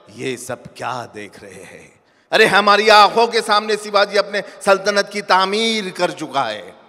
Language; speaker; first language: Hindi; non-native, local second language; Marathi